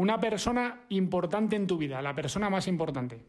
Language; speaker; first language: Spanish; native; Spanish